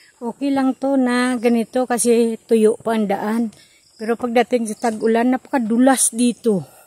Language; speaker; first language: Filipino; non-native, local second language; Cebuano